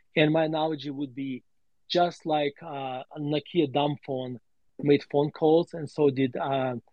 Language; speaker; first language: English; non-native, fluent; Russian